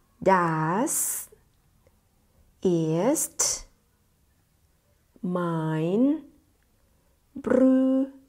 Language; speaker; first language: German; non-native, fluent; Thai